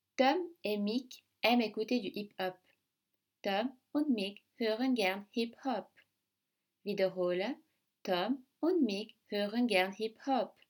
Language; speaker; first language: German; non-native, fluent; French